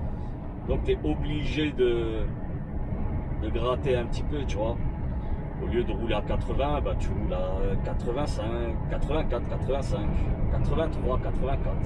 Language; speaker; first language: French; native; French